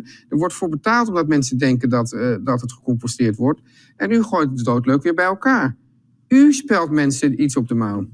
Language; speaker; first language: Dutch; native; Dutch